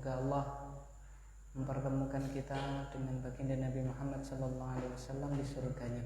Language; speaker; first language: Indonesian; native; Indonesian